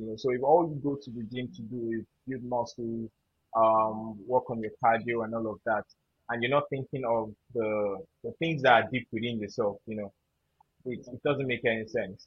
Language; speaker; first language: English; non-native, local second language; Yoruba